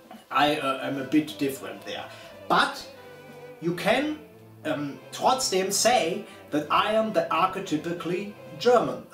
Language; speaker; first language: English; non-native, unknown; German